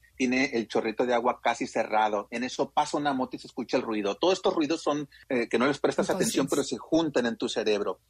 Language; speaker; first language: Spanish; native; Spanish